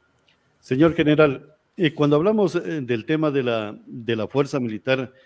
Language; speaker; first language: Spanish; native; Spanish